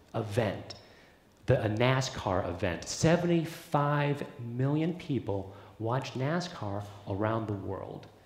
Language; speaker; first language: English; native; English